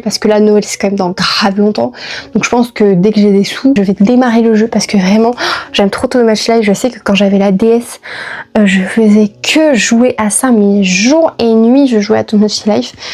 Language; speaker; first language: French; native; French